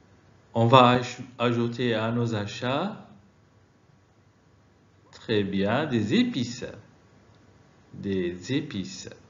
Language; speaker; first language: French; non-native, fluent; Arabic